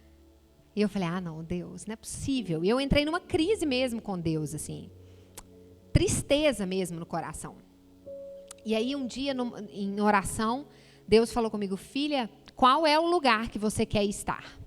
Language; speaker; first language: Portuguese; native; Portuguese